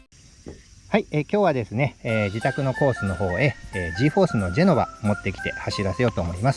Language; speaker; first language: Japanese; native; Japanese